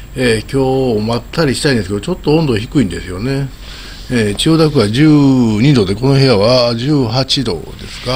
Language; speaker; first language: Japanese; native; Japanese